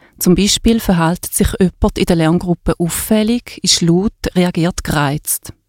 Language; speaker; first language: German; native; German